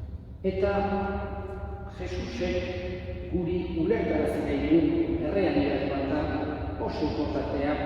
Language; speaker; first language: Basque; native; Basque